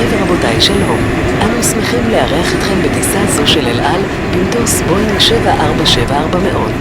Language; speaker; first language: Hebrew; native; Hebrew